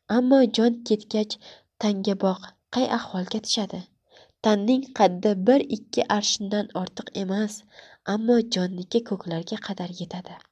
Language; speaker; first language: Uzbek; native; Uzbek